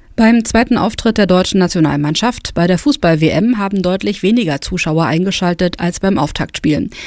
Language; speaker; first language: German; native; German